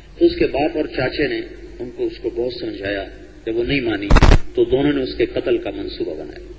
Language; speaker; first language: Urdu; non-native, local second language; Punjabi